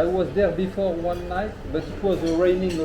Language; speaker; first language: English; non-native, learner; French